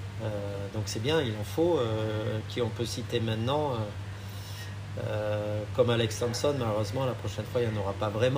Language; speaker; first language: French; native; French